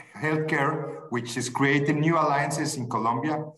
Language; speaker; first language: English; non-native, fluent; Spanish